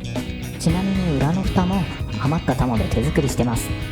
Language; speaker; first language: Japanese; native; Japanese